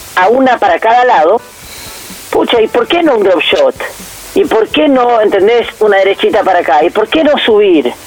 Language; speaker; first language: Spanish; native; Spanish